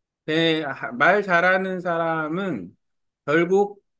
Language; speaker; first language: Vietnamese; non-native, learner; Korean